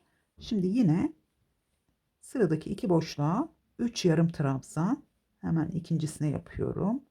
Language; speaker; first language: Turkish; native; Turkish